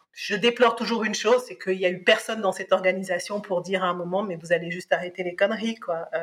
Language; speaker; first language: French; early bilingual, other home language; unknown